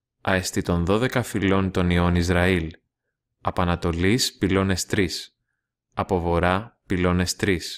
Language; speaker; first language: Greek; non-native, learner; Russian